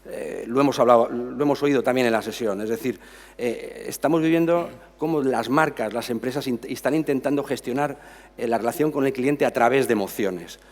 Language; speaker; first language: Spanish; native; Spanish